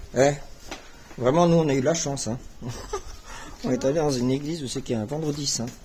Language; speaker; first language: French; native; French